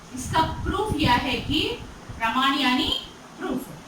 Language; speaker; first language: Hindi; non-native, local second language; Telugu